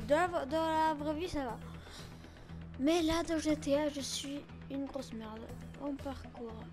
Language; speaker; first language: French; native; French